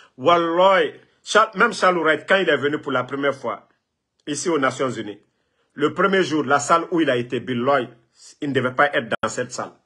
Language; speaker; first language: French; non-native, local second language; Mandingo